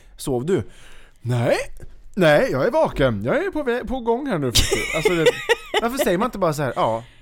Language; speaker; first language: Swedish; native; Swedish